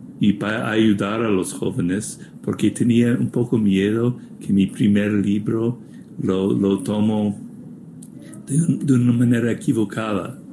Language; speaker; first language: Spanish; non-native, fluent; English